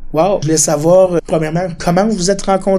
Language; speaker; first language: French; native; French